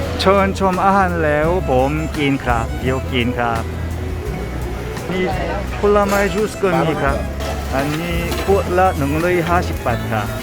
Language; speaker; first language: Thai; non-native, learner; Korean